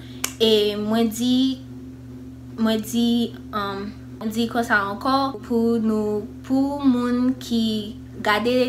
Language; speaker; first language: Haitian Creole; early bilingual, heritage; English